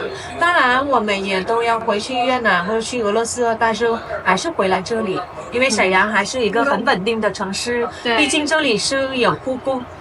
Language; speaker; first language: Chinese; non-native, fluent; Vietnamese